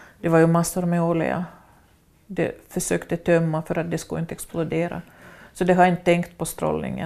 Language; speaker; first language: Swedish; non-native, fluent; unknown